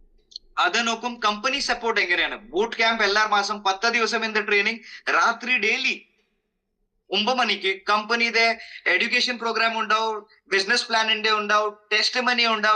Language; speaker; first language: Malayalam; non-native, fluent; Hindi